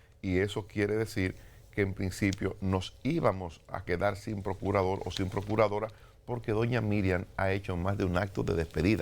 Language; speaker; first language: Spanish; native; Spanish